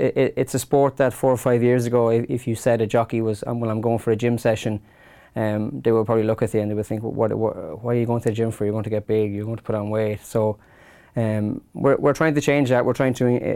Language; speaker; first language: English; native; English